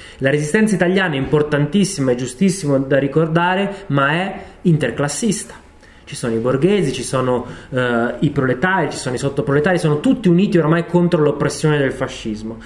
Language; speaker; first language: Italian; native; Italian